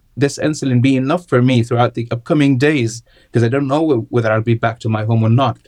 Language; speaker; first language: English; non-native, fluent; Arabic